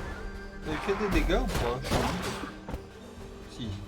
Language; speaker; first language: French; native; French